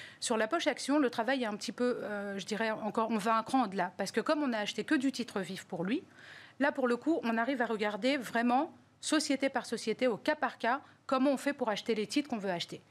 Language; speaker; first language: French; native; French